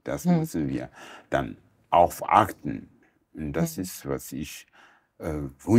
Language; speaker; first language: German; non-native, local second language; Portuguese